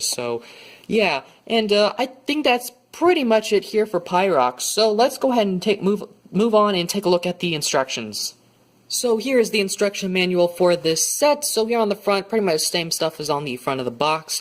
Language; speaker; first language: English; native; English